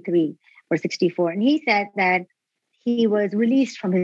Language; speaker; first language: English; non-native, local second language; Urdu